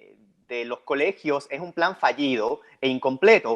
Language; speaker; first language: Spanish; native; Spanish